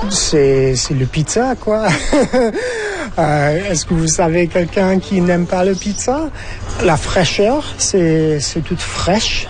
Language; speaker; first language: French; non-native, fluent; English